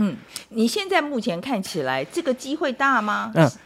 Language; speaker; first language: Chinese; native; Chinese